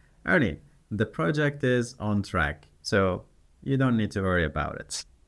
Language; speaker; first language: English; non-native, fluent; Turkish